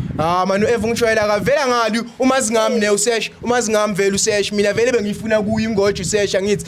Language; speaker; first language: Zulu; native; Zulu